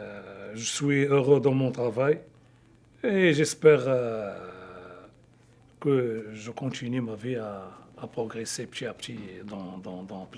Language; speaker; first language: French; non-native, local second language; Arabic